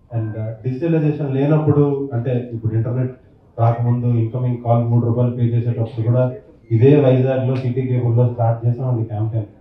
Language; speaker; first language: Telugu; native; Telugu